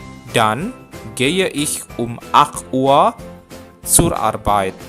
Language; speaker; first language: German; non-native, fluent; Indonesian